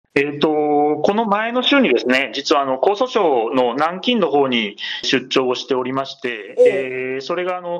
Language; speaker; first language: Japanese; native; Japanese